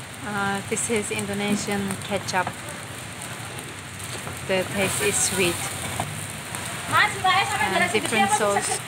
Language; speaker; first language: English; non-native, fluent; Turkish